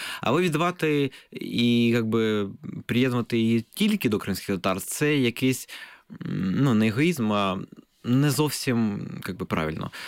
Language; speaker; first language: Ukrainian; non-native, local second language; Russian